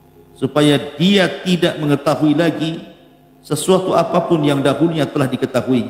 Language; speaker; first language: Indonesian; native; Indonesian